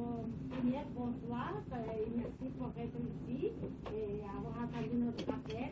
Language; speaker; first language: French; non-native, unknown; Spanish